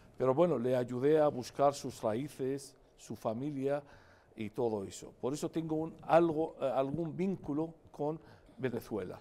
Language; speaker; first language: Spanish; non-native, fluent; Arabic